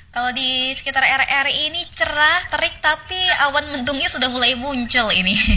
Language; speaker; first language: Indonesian; native; Indonesian